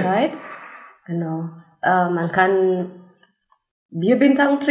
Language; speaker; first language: German; non-native, fluent; Indonesian